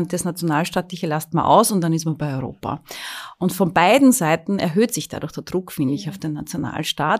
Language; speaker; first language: German; native; German